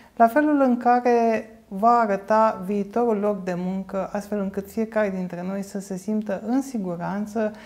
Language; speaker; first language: Romanian; native; Romanian